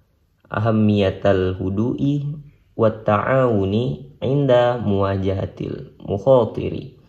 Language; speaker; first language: Arabic; non-native, learner; Indonesian